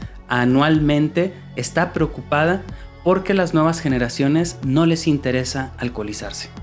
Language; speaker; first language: Spanish; native; Spanish